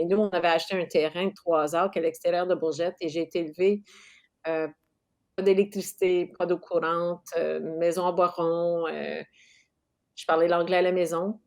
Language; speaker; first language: French; non-native, local second language; English